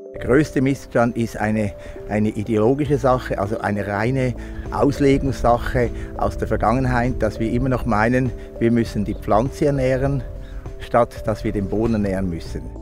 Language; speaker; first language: German; native; German